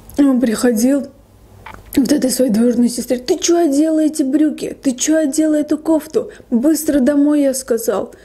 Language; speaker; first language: Russian; non-native, local second language; Lezghian